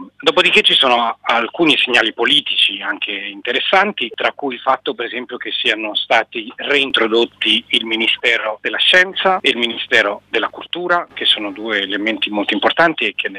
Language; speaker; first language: Italian; native; Italian